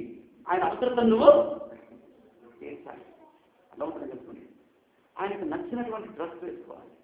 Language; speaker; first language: Telugu; native; Telugu